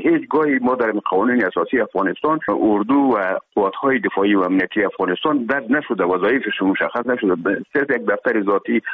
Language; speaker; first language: Persian; native; Persian